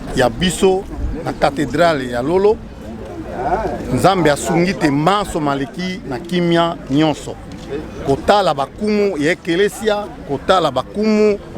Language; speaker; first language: Lingala; native; Lingala